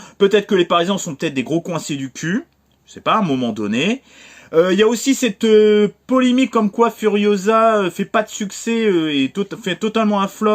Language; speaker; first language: French; native; French